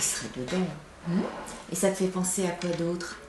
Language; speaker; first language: French; native; French